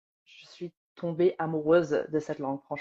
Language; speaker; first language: French; native; French